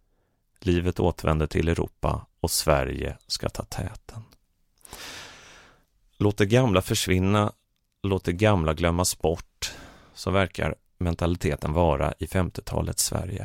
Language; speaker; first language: Swedish; native; Swedish